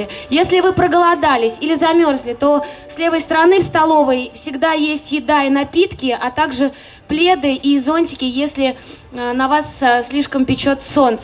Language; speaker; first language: Russian; native; Russian